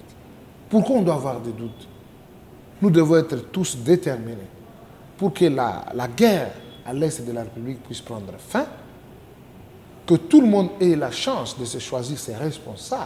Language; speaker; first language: French; non-native, local second language; Lingala